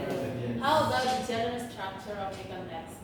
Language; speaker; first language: English; non-native, learner; Indonesian